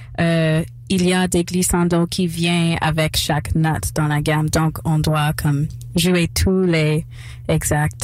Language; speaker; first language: French; non-native, local second language; English